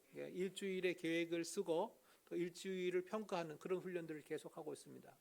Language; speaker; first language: Korean; native; Korean